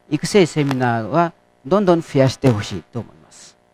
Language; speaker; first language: Japanese; non-native, fluent; Nepali